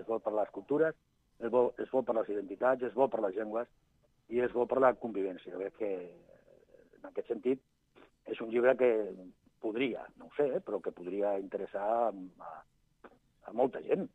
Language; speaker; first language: Catalan; non-native, local second language; Spanish